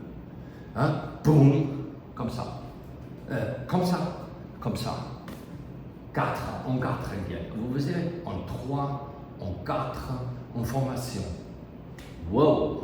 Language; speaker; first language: French; non-native, learner; German